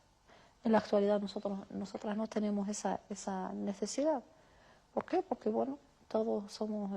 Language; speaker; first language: Spanish; non-native, local second language; Arabic